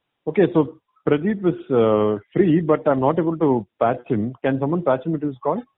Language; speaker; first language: English; non-native, local second language; Tamil